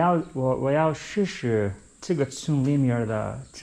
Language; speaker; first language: Chinese; non-native, learner; English